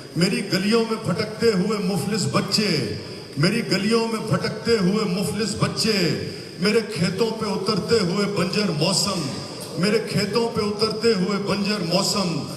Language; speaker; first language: Urdu; non-native, local second language; Punjabi